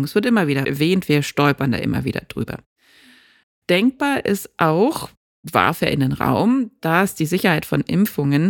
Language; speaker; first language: German; native; German